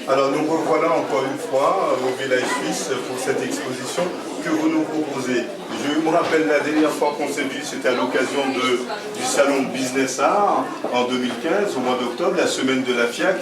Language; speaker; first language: French; native; French